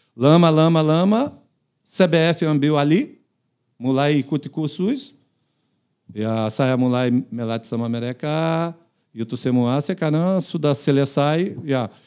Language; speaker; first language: Indonesian; non-native, fluent; Portuguese